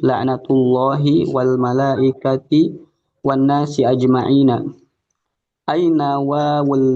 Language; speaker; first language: Arabic; non-native, learner; Indonesian